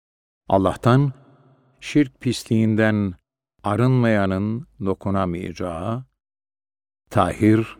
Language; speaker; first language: Turkish; native; Turkish